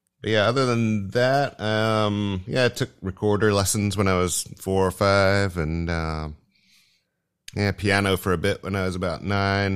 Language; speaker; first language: English; native; English